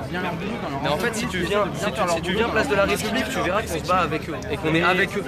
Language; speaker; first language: French; native; French